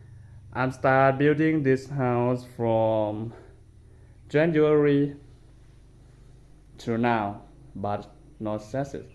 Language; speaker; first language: English; non-native, learner; Hmong